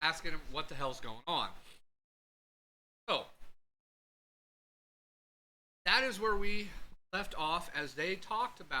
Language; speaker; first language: English; native; English